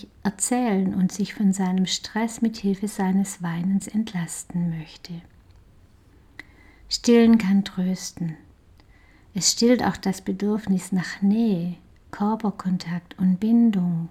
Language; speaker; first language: German; native; German